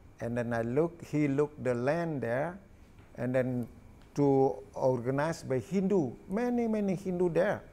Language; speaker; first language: English; non-native, learner; Balinese